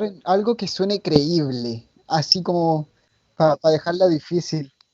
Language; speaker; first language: Spanish; native; Spanish